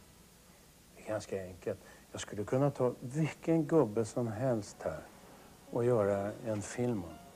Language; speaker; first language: Swedish; native; Swedish